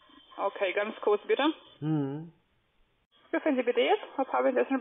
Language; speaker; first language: German; non-native, learner; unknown